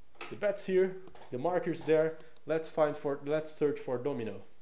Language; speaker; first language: English; non-native, fluent; Portuguese